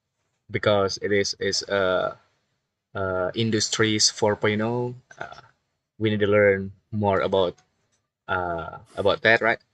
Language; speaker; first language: English; non-native, learner; Indonesian